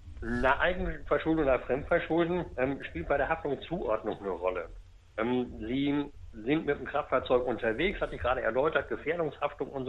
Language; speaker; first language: German; native; German